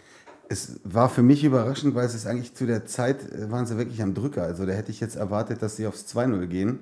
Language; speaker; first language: German; native; German